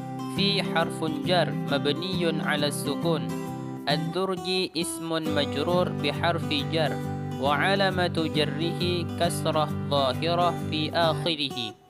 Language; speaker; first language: Arabic; non-native, fluent; Indonesian